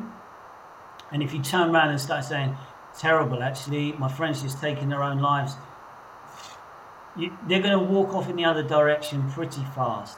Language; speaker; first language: English; native; English